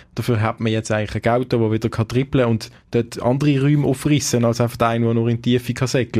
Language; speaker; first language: German; native; German